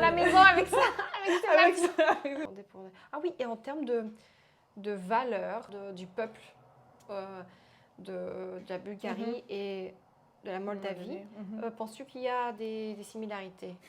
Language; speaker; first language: French; non-native, fluent; Bulgarian